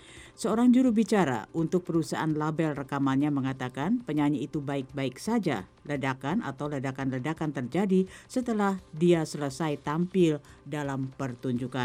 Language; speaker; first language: Indonesian; native; Indonesian